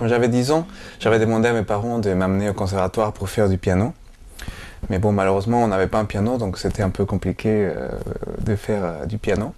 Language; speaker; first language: French; non-native, fluent; Spanish